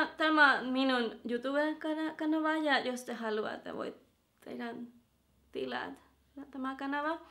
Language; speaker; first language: Finnish; non-native, learner; Spanish